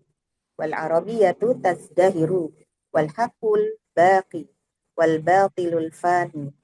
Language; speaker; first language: Arabic; non-native, learner; Indonesian